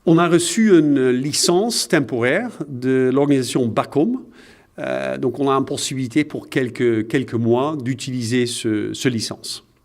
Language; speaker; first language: French; non-native, fluent; Dutch